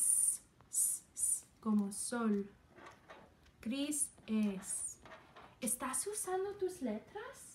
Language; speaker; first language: Spanish; non-native, fluent; English